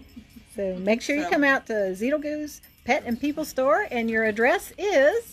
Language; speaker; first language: English; native; English